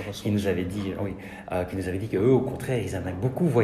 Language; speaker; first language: French; native; French